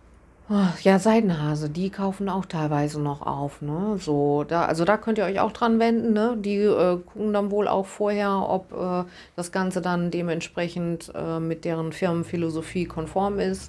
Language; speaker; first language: German; native; German